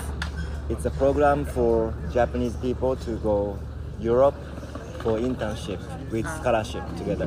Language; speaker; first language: English; non-native, learner; Japanese